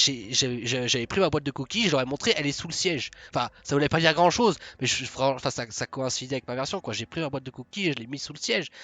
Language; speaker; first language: French; native; French